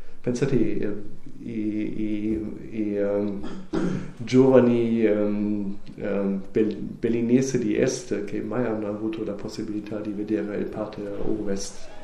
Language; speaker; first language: Italian; non-native, learner; German